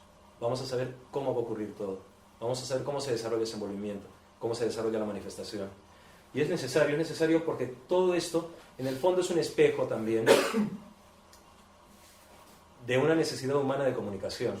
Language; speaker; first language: Spanish; native; Spanish